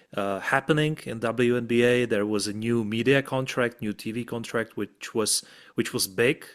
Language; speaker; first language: English; non-native, fluent; Czech